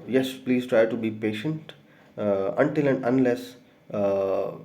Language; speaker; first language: English; non-native, local second language; Urdu